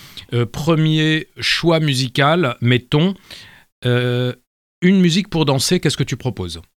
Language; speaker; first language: French; native; French